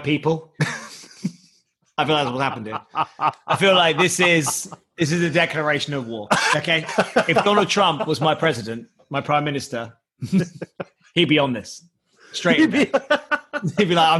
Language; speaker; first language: English; native; English